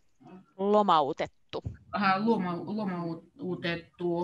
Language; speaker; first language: Finnish; non-native, learner; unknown